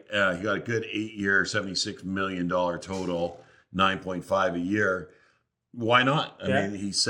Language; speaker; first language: English; native; English